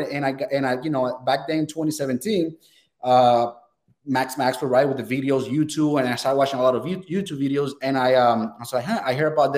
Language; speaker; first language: English; non-native, fluent; Spanish